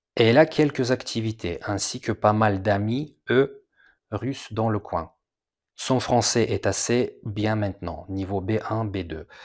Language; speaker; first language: French; non-native, fluent; Russian